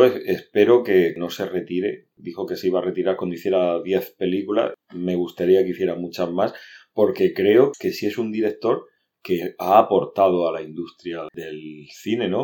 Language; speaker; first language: Spanish; native; Spanish